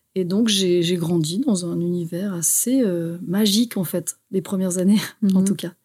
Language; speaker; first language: French; native; French